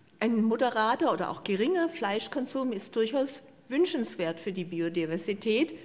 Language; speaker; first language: German; native; German